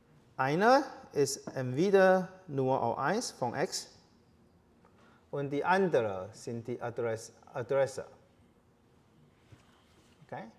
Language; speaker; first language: German; non-native, learner; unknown